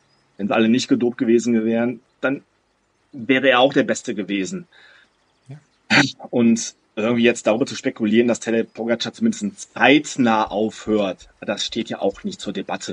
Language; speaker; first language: German; native; German